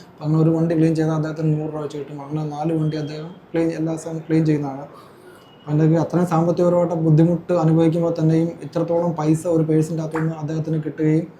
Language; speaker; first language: Malayalam; native; Malayalam